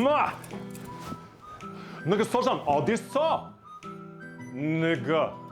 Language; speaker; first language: Korean; non-native, learner; English